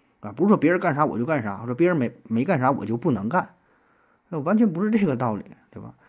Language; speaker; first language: Chinese; native; Chinese